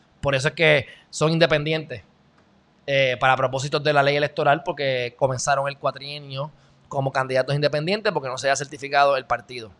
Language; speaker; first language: Spanish; native; Spanish